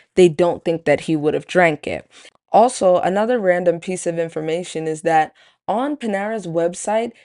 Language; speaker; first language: English; native; English